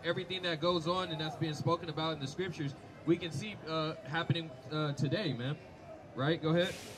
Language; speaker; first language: English; native; English